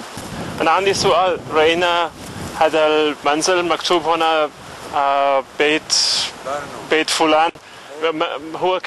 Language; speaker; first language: Arabic; non-native, learner; English